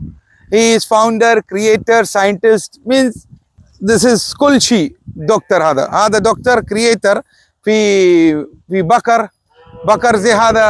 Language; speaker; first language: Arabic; non-native, learner; Urdu